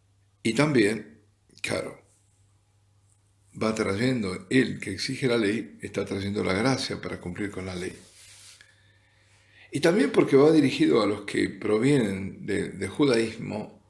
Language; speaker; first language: Spanish; native; Spanish